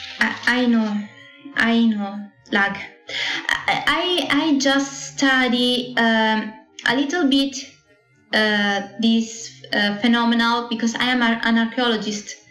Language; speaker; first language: English; non-native, learner; Italian